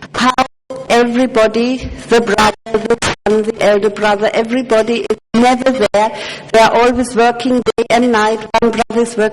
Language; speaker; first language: English; non-native, fluent; German